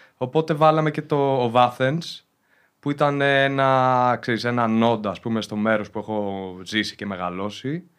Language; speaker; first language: Greek; native; Greek